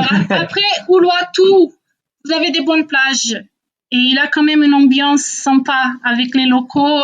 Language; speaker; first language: French; non-native, fluent; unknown